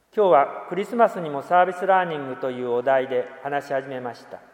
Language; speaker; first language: Japanese; native; Japanese